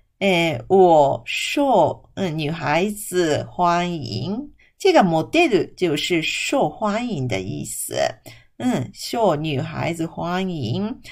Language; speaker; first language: Chinese; non-native, fluent; Japanese